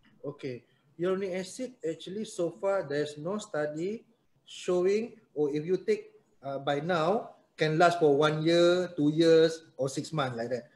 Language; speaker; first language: English; non-native, local second language; Malay